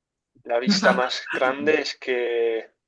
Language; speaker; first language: Spanish; non-native, learner; English